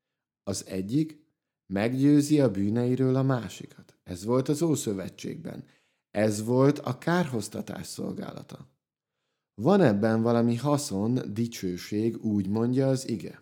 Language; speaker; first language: Hungarian; native; Hungarian